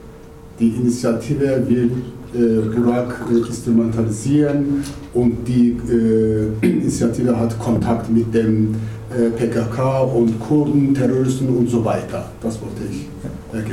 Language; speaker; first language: German; non-native, learner; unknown